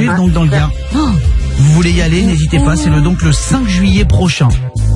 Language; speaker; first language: French; native; French